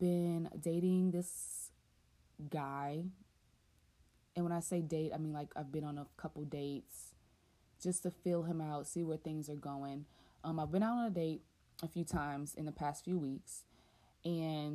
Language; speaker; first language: English; native; English